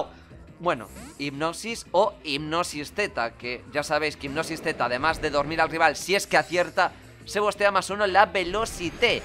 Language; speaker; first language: Spanish; native; Spanish